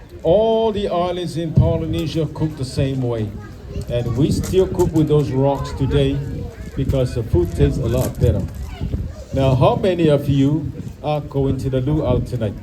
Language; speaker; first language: English; non-native, local second language; Samoan